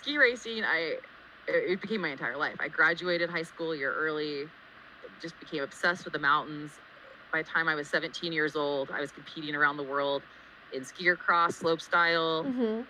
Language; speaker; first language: English; native; English